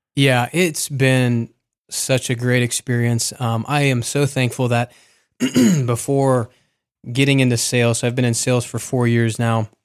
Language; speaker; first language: English; early bilingual, other home language; Spanish